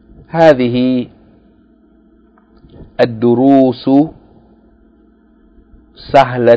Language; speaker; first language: Arabic; non-native, fluent; English